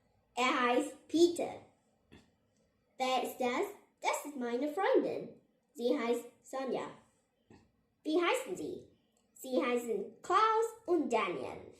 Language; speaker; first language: German; non-native, learner; Vietnamese